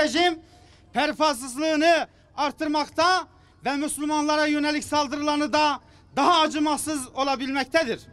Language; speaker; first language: Turkish; native; Turkish